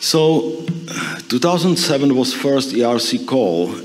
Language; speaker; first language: English; non-native, fluent; Czech